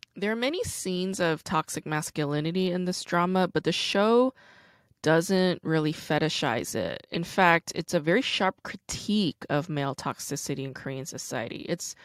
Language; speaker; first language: English; native; English